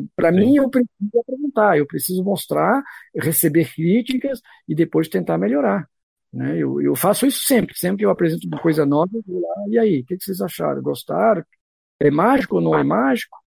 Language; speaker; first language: Portuguese; non-native, fluent; French